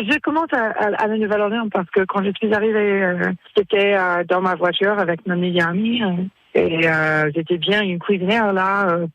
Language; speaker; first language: French; non-native, fluent; English